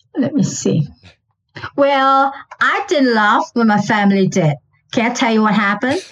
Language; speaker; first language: English; non-native, local second language; Chinese